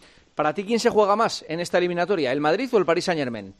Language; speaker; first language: Spanish; native; Spanish